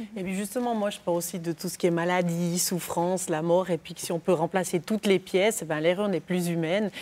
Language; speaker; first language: French; native; French